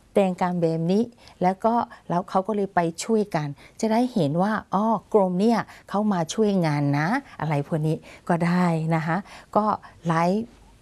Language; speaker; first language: Thai; non-native, fluent; Burmese